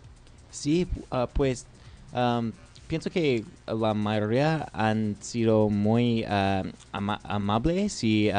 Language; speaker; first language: Spanish; non-native, learner; English